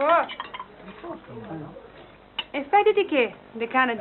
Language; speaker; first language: Portuguese; non-native, learner; English